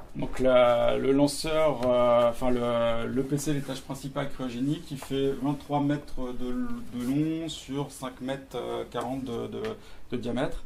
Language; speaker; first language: French; native; French